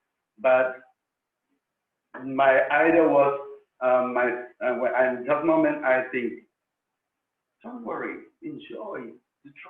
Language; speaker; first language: English; non-native, learner; Spanish